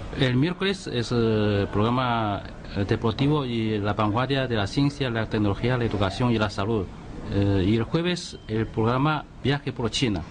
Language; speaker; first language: Spanish; non-native, fluent; Chinese